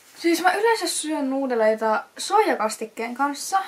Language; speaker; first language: Finnish; native; Finnish